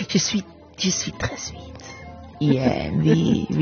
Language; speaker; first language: French; non-native, fluent; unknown